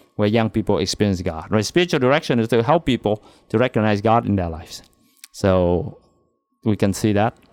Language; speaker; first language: English; non-native, fluent; Vietnamese